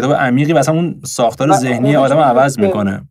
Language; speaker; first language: Persian; native; Persian